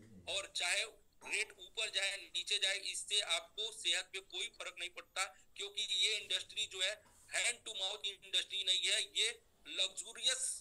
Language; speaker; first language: Hindi; native; Hindi